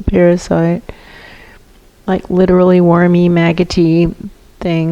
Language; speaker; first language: English; native; English